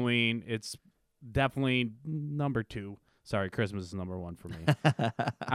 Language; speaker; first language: English; native; English